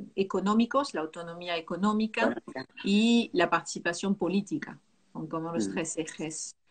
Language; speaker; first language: Spanish; non-native, fluent; French